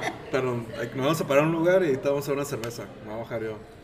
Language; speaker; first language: Spanish; native; Spanish